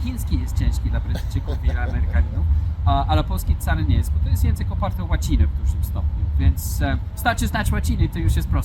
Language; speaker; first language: Polish; non-native, fluent; English